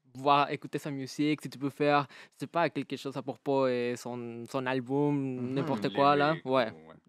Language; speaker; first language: French; non-native, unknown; Spanish